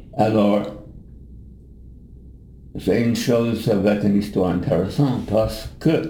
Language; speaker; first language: French; non-native, learner; English